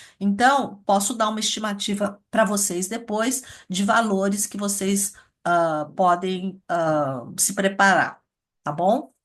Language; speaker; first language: Portuguese; early bilingual, other home language; Chinese